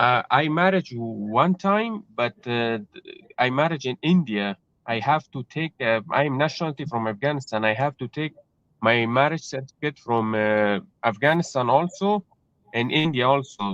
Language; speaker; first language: English; non-native, learner; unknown